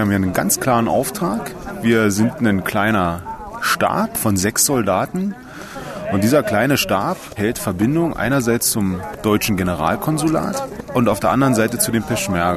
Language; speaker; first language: German; native; German